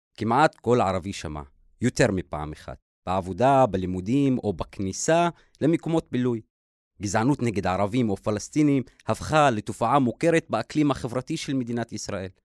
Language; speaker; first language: Hebrew; non-native, local second language; Arabic